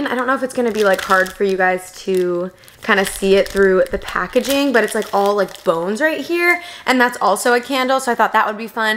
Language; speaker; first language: English; native; English